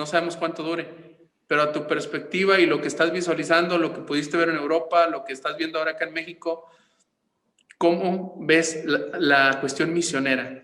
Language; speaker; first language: Spanish; native; Spanish